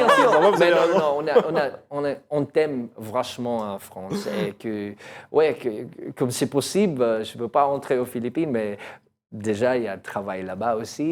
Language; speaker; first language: French; non-native, learner; English